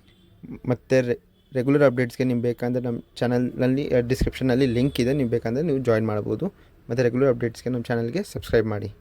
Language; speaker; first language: Kannada; non-native, local second language; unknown